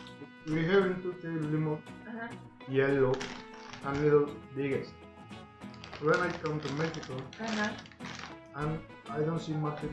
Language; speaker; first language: English; non-native, learner; Turkish